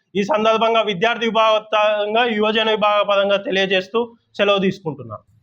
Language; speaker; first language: Telugu; native; Telugu